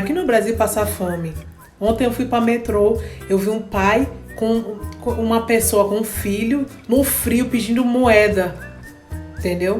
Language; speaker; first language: Portuguese; non-native, fluent; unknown